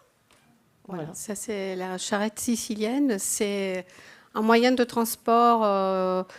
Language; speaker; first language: French; non-native, fluent; Italian